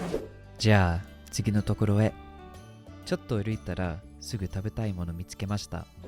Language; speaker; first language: Japanese; non-native, fluent; English